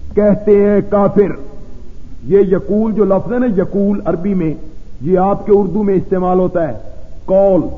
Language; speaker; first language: Urdu; non-native, local second language; Punjabi